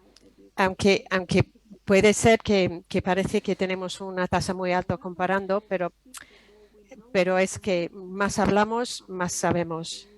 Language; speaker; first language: Spanish; non-native, fluent; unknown